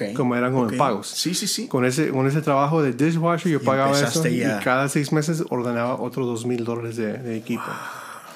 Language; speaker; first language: Spanish; early bilingual, heritage; Spanish